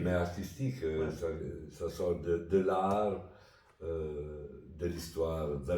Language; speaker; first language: French; non-native, fluent; Italian